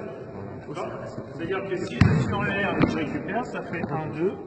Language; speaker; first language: French; native; French